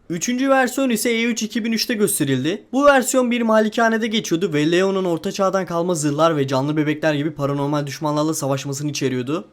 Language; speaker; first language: Turkish; native; Turkish